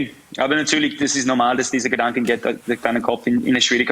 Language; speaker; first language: German; non-native, fluent; English